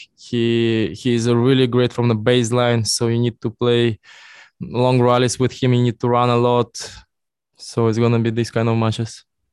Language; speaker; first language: English; non-native, fluent; Russian